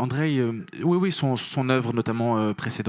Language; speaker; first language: French; native; French